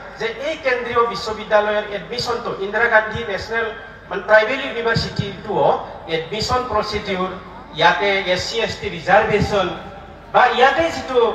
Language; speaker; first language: Assamese; non-native, local second language; Bodo